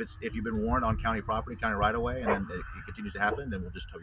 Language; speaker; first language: English; native; English